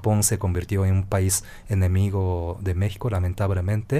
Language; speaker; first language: Spanish; non-native, fluent; Japanese